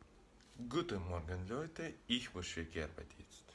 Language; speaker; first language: German; non-native, learner; Russian